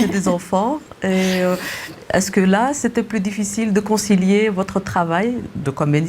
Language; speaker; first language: French; native; French